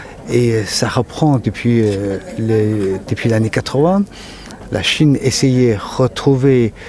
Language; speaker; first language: French; non-native, fluent; Chinese